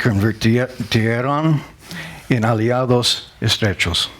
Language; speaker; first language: Spanish; non-native, learner; English